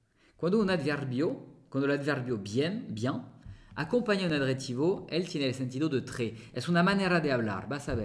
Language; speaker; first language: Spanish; non-native, fluent; French